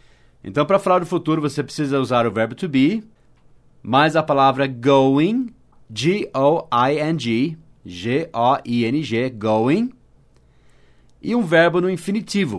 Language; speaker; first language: Portuguese; non-native, fluent; English